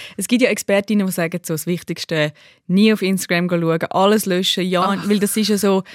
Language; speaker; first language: German; native; German